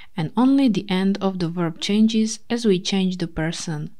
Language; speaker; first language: English; non-native, fluent; Slovak